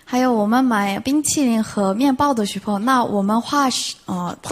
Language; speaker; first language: Chinese; non-native, fluent; Korean